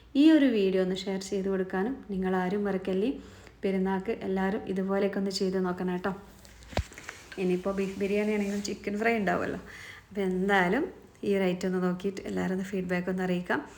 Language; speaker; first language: Malayalam; native; Malayalam